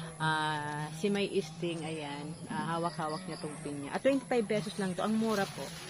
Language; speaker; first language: Filipino; non-native, local second language; Bikol